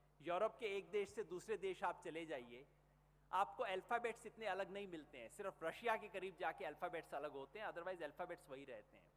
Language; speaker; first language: Hindi; native; Hindi